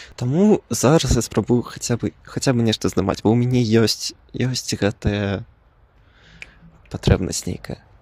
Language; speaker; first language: Belarusian; non-native, local second language; Russian